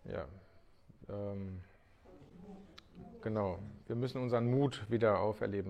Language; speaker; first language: German; native; German